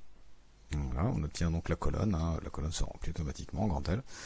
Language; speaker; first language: French; native; French